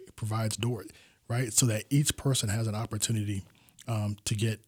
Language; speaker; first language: English; native; English